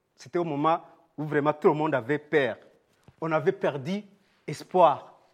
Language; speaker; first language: French; non-native, local second language; Rundi